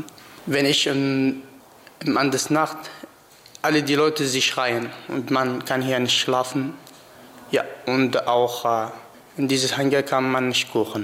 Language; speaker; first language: German; non-native, learner; Arabic